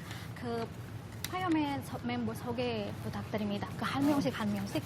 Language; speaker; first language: Korean; non-native, fluent; Indonesian